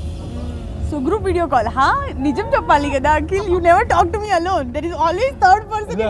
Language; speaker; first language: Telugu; non-native, local second language; Gujarati